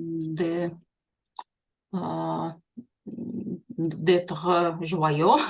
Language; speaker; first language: French; non-native, learner; Russian